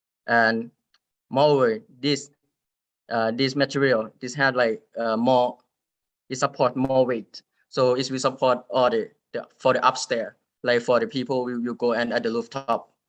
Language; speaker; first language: English; non-native, learner; Lao